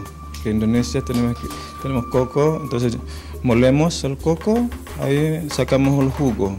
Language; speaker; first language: Spanish; non-native, fluent; Indonesian